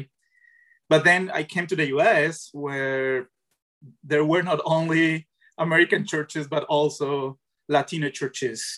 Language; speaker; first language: English; non-native, fluent; Spanish